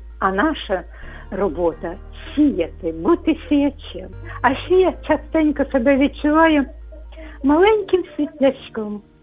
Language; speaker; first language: Ukrainian; native; Ukrainian